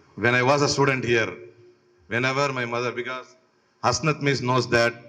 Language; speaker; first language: English; non-native, local second language; Tamil